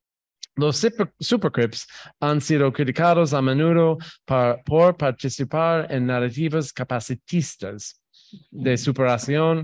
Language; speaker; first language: Spanish; non-native, fluent; English